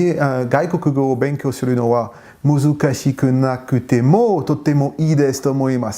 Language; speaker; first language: Japanese; non-native, learner; French